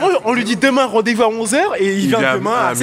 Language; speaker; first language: French; native; French